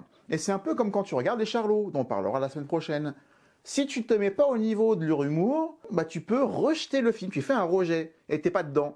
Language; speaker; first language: French; native; French